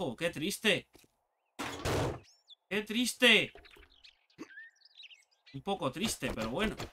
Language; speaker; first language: Spanish; native; Spanish